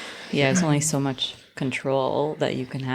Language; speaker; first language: English; native; English